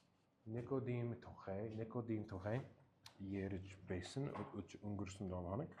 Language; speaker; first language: Mongolian; early bilingual, heritage; Mongolian